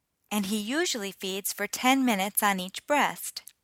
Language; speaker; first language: English; native; English